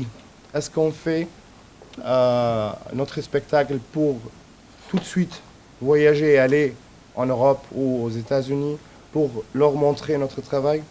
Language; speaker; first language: French; non-native, fluent; Arabic